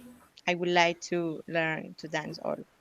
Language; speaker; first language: English; non-native, learner; Spanish